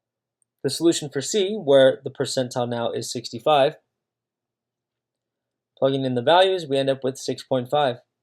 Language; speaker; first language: English; native; English